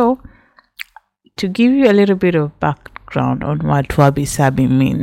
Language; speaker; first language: English; non-native, local second language; Swahili